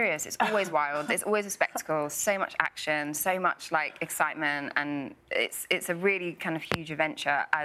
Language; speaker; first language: English; native; English